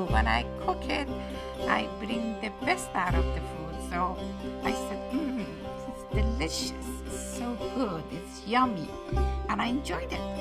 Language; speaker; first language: English; non-native, learner; Persian